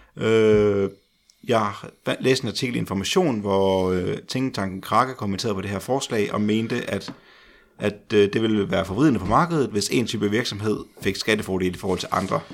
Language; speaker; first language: Danish; native; Danish